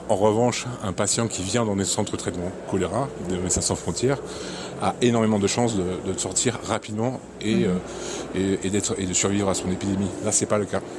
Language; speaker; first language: French; native; French